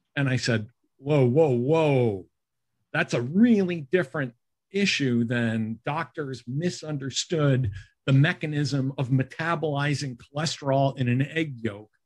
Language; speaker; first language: English; native; English